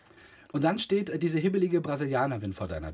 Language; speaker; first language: German; native; German